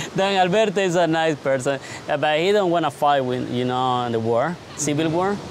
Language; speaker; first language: English; non-native, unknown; Spanish